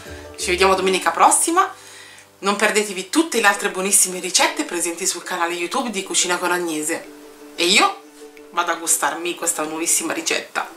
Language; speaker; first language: Italian; native; Italian